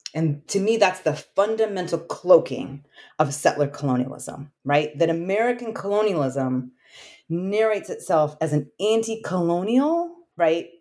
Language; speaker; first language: English; native; English